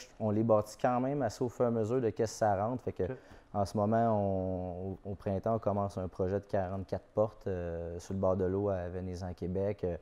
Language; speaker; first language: French; native; French